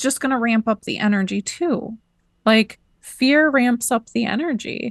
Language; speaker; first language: English; native; English